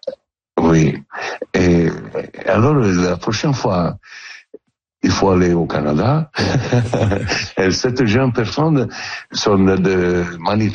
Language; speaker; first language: French; non-native, learner; Italian